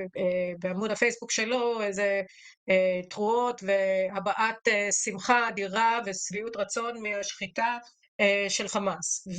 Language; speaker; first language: Hebrew; native; Hebrew